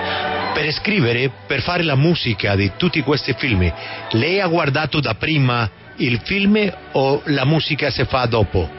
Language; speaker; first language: Italian; non-native, learner; Spanish